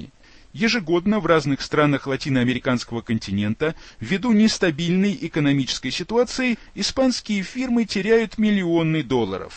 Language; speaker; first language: Russian; native; Russian